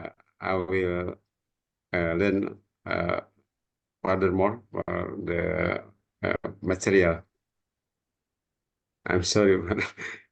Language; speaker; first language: English; non-native, learner; Indonesian